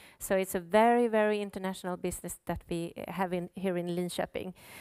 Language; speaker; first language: English; non-native, fluent; Swedish